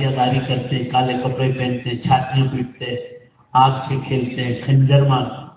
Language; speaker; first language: Urdu; non-native, local second language; Gujarati